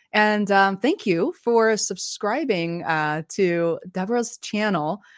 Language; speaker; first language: English; non-native, fluent; Chinese